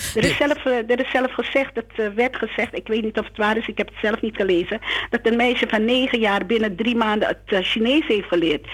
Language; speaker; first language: Dutch; non-native, local second language; Sranan Tongo